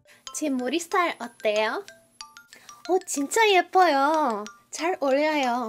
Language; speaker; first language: Korean; non-native, fluent; English